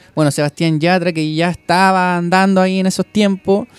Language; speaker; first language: Spanish; native; Spanish